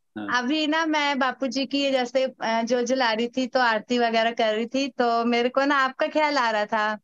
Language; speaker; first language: Hindi; native; Hindi